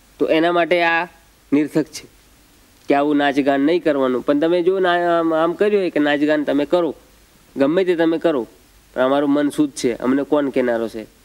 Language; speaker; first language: Gujarati; non-native, local second language; Rathawi